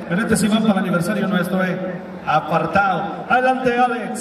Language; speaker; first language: Spanish; native; Spanish